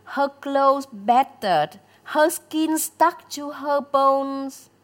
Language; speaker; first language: English; non-native, fluent; Vietnamese